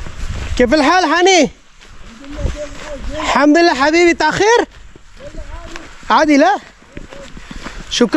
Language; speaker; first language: Arabic; non-native, learner; Bangla